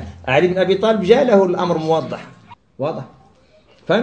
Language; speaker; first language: Arabic; native; Arabic